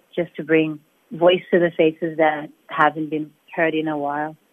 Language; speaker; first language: English; non-native, fluent; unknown